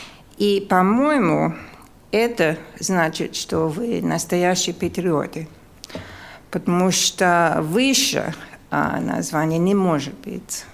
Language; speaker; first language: Russian; non-native, fluent; English